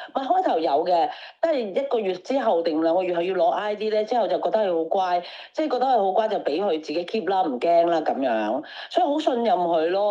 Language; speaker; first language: Cantonese; native; Cantonese